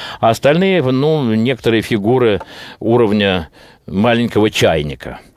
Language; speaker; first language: Russian; native; Russian